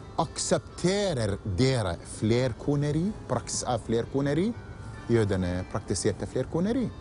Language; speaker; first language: Norwegian; non-native, fluent; Arabic